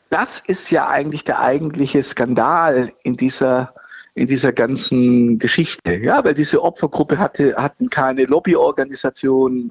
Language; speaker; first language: German; native; German